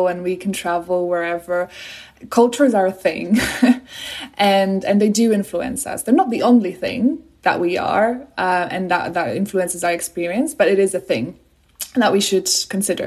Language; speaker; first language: English; non-native, fluent; Polish